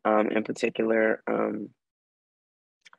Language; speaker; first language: English; native; English